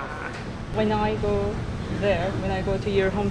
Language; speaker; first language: English; non-native, learner; Korean